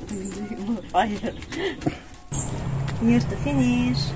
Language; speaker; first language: English; non-native, learner; Polish